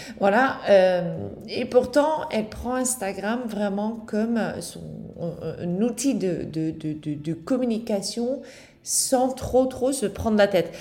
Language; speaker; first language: French; non-native, fluent; Dutch